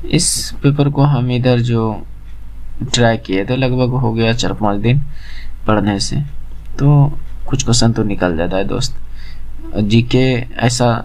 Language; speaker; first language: Hindi; native; Hindi